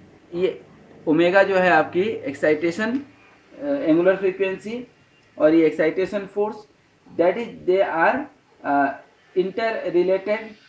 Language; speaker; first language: Hindi; native; Hindi